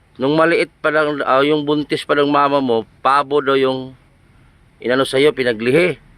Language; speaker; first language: Filipino; non-native, local second language; Cebuano